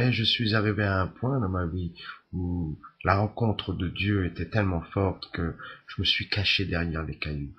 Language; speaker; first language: French; native; French